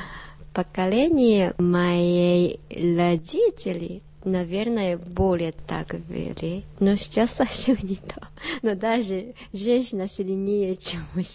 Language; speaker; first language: Russian; non-native, learner; Japanese